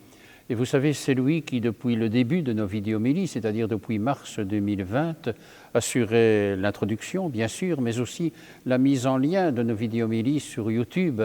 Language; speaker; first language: French; native; French